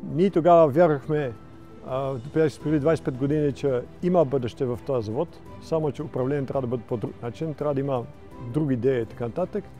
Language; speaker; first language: Bulgarian; non-native, fluent; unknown